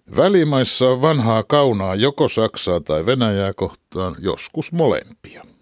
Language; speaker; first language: Finnish; native; Finnish